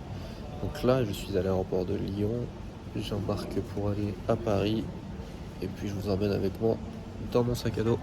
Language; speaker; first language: French; native; French